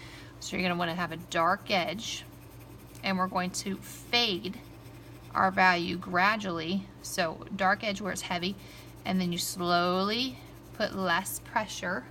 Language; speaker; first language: English; native; English